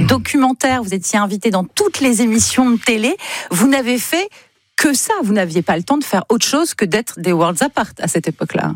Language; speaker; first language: French; native; French